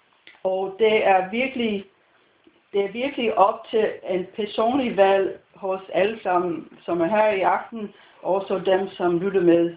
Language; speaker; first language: Danish; non-native, fluent; English